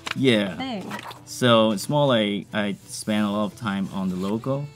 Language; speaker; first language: English; non-native, local second language; Cantonese